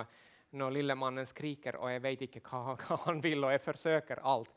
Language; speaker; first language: Swedish; non-native, local second language; Finnish